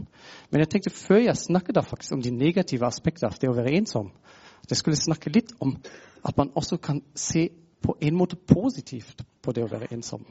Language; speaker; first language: Norwegian; non-native, fluent; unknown